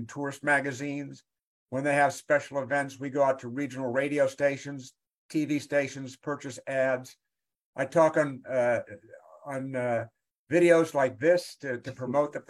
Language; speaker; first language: English; native; English